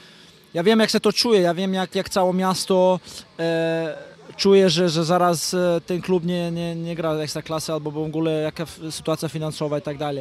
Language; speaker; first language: Polish; non-native, fluent; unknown